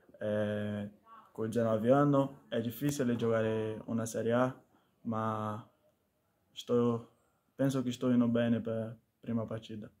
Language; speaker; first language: Italian; non-native, learner; Portuguese